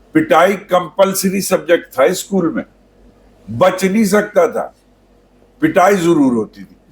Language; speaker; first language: Urdu; native; Urdu